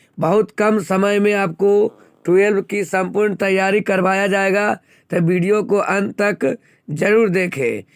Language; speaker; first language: Hindi; native; Hindi